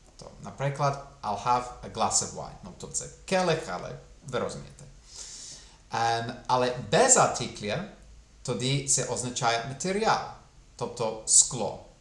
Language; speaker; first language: Ukrainian; non-native, fluent; English